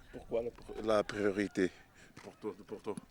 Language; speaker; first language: French; non-native, learner; Portuguese